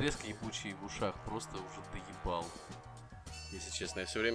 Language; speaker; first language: Russian; native; Russian